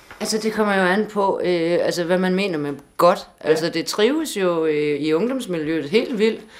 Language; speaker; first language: Danish; native; Danish